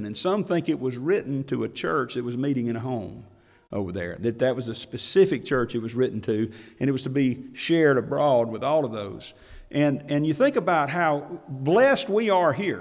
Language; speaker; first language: English; native; English